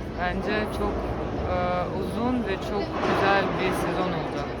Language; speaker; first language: Turkish; non-native, fluent; Russian